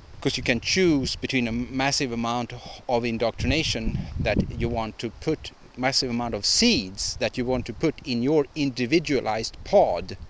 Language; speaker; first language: English; non-native, fluent; Swedish